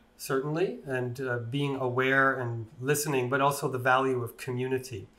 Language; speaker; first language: English; native; English